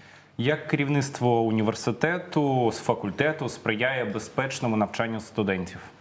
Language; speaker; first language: Ukrainian; native; Ukrainian